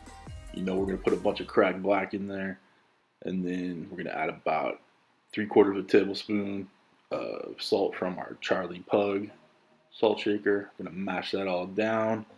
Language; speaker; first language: English; native; English